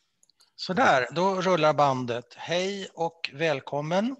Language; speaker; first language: Swedish; native; Swedish